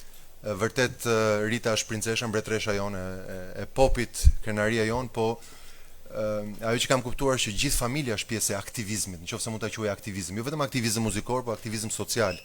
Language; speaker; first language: Albanian; native; Albanian